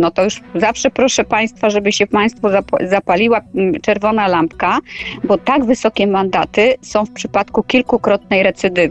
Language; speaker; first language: Polish; native; Polish